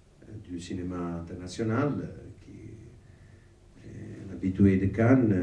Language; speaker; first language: French; non-native, learner; Italian